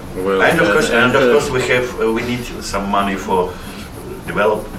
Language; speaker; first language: English; non-native, learner; Russian